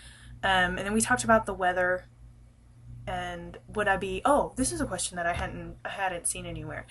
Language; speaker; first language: English; native; English